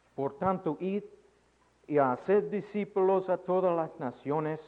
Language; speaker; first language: Spanish; non-native, fluent; English